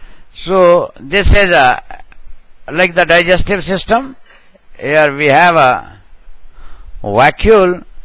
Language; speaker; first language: English; non-native, local second language; Hindi